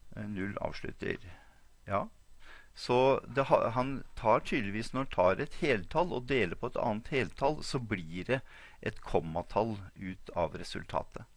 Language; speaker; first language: Norwegian; native; Norwegian